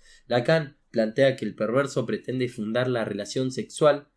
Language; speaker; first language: Spanish; native; Spanish